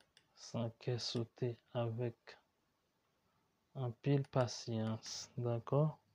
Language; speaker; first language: French; non-native, learner; Haitian Creole